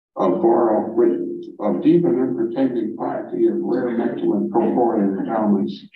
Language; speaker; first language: English; native; English